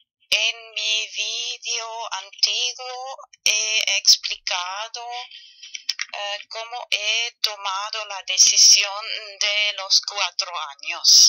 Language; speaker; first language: Spanish; non-native, fluent; German